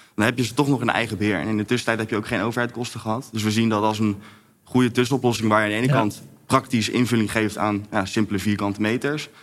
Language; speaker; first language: Dutch; native; Dutch